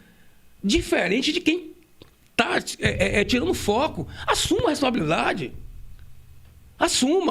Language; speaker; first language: Portuguese; native; Portuguese